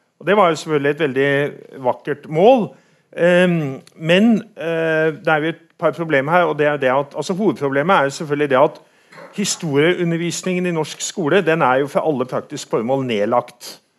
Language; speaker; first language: Norwegian; native; Norwegian